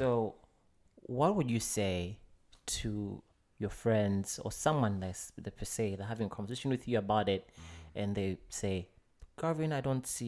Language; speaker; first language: English; non-native, local second language; Nyanja